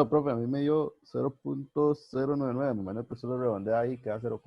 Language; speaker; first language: Spanish; native; Spanish